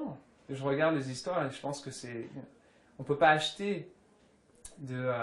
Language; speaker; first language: French; early bilingual, other home language; English